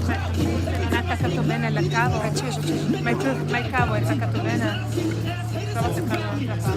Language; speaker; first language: Italian; native; Italian